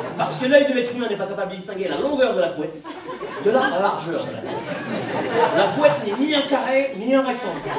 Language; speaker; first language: French; native; French